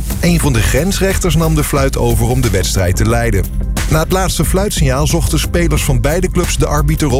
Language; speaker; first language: Dutch; native; Dutch